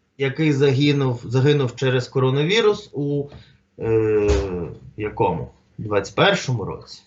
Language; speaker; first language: Ukrainian; native; Ukrainian